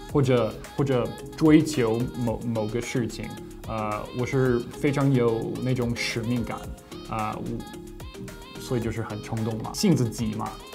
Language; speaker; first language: Chinese; non-native, fluent; English